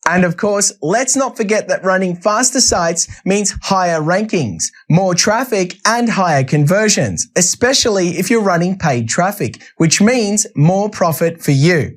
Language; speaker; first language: English; native; English